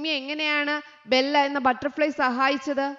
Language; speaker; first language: Malayalam; native; Malayalam